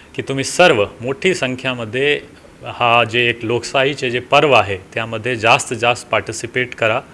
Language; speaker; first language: Marathi; non-native, local second language; Hindi